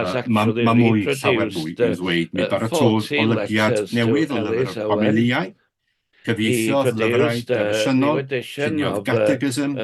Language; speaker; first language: Welsh; native; Welsh